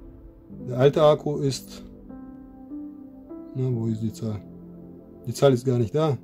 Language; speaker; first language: German; non-native, fluent; Russian